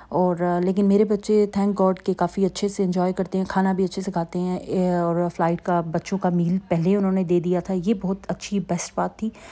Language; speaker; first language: Urdu; native; Urdu